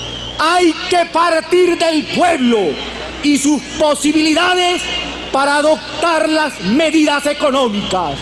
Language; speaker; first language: Spanish; native; Spanish